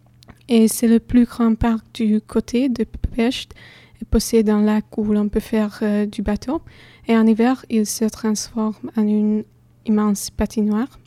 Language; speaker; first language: French; non-native, fluent; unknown